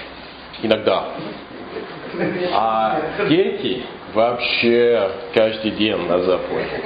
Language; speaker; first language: Russian; non-native, fluent; English